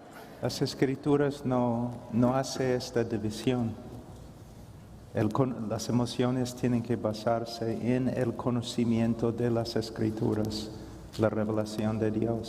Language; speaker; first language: Spanish; non-native, fluent; English